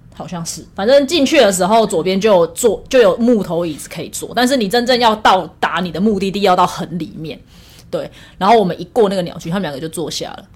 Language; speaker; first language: Chinese; non-native, local second language; Min Nan Chinese